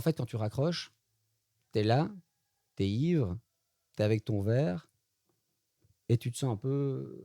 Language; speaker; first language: French; native; French